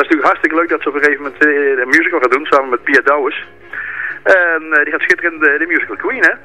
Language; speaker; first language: Dutch; native; Dutch